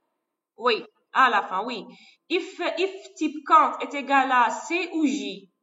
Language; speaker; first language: French; non-native, local second language; Arabic